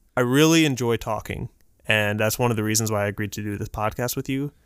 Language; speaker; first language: English; early bilingual, other home language; Urdu